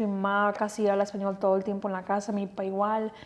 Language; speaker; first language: Spanish; early bilingual, heritage; Spanish